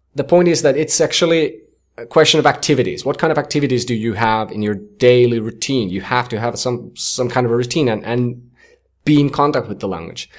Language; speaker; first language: English; non-native, fluent; Finnish